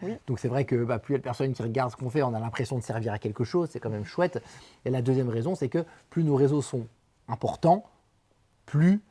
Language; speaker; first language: French; native; French